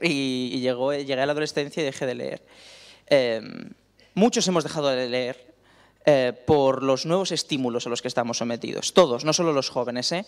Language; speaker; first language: Spanish; native; Spanish